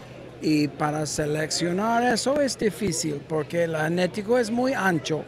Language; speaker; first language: Spanish; non-native, learner; English